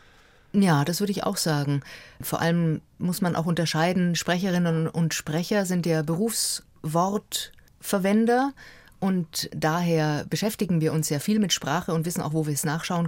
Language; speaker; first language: German; native; German